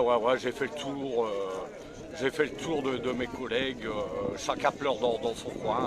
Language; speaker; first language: French; native; French